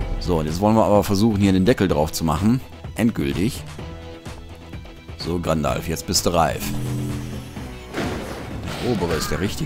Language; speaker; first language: German; native; German